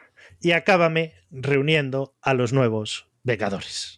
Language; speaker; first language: Spanish; native; Spanish